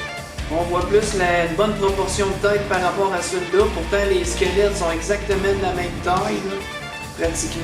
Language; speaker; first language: French; native; French